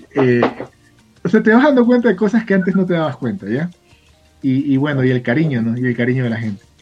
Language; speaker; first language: Spanish; native; Spanish